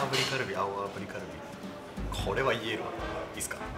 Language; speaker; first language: Japanese; native; Japanese